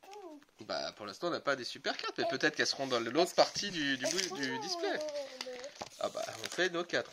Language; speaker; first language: French; native; French